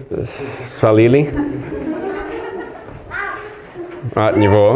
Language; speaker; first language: Russian; non-native, learner; English